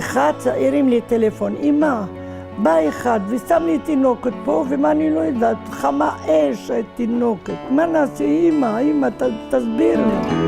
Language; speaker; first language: Hebrew; non-native, fluent; Arabic